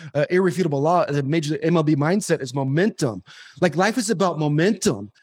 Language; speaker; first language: English; native; English